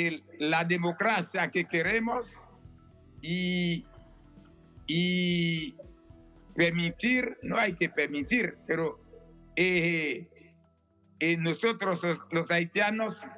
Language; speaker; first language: Spanish; non-native, fluent; Haitian Creole